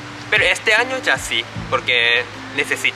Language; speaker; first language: Spanish; non-native, learner; Japanese